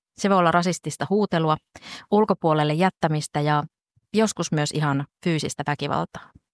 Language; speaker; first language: Finnish; native; Finnish